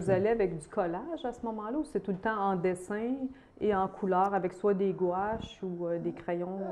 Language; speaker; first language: French; native; French